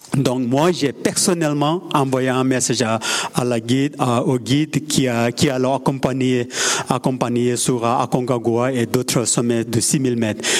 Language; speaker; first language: French; non-native, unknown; Sherpa